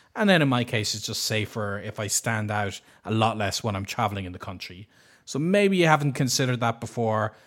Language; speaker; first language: English; native; English